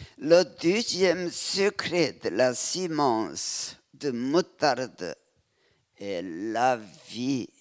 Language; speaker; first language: French; non-native, fluent; Korean